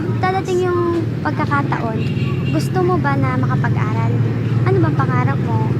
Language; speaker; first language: Filipino; native; Filipino